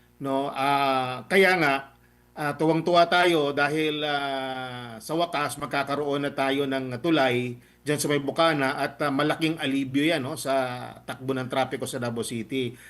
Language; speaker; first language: Filipino; non-native, local second language; Cebuano